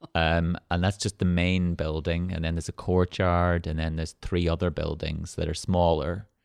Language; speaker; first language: English; native; English